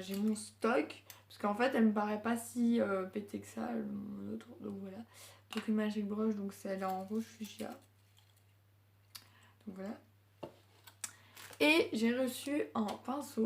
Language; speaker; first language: French; native; French